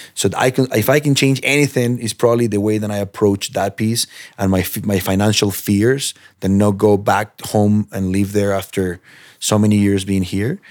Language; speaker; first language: English; non-native, fluent; Spanish